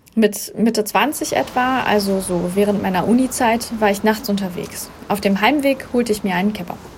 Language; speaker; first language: German; native; German